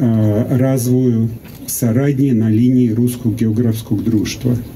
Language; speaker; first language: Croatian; non-native, fluent; Russian